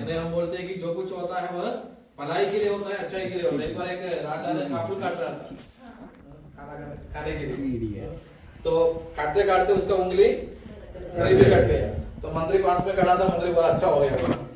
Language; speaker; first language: Hindi; non-native, local second language; Marathi